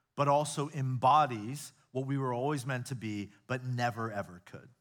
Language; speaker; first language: English; native; English